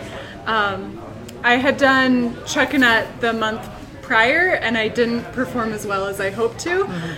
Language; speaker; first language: English; native; English